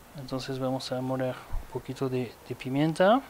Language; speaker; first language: Spanish; non-native, fluent; French